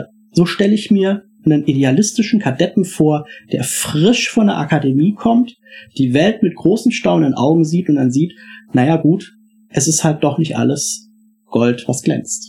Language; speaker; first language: German; native; German